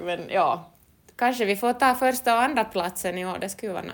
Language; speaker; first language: Swedish; native; Swedish